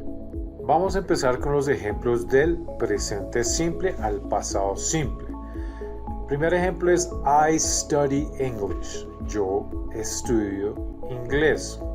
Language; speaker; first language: Spanish; non-native, fluent; English